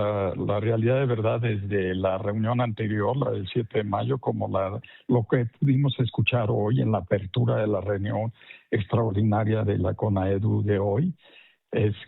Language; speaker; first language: Spanish; native; Spanish